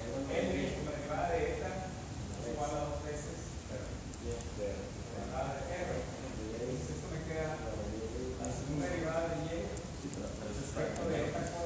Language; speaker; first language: Spanish; native; Spanish